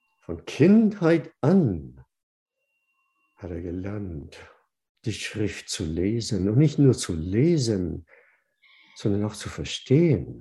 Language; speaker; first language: German; non-native, fluent; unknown